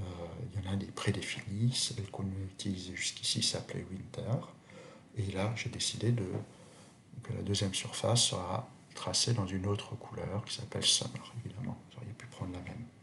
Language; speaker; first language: French; native; French